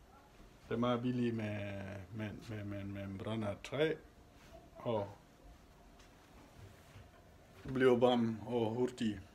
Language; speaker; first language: Danish; non-native, learner; Achinese